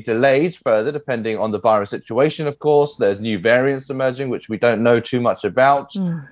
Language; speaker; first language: English; native; English